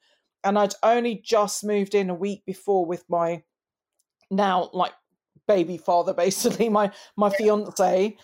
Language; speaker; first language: English; native; English